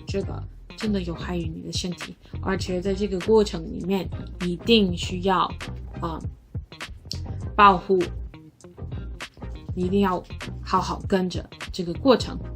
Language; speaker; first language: Chinese; non-native, learner; English